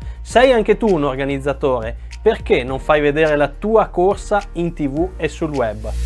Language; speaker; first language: Italian; native; Italian